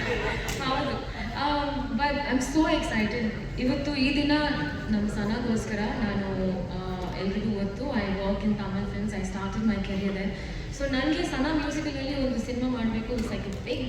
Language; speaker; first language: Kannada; non-native, learner; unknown